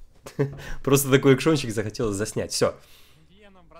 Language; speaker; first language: Russian; native; Russian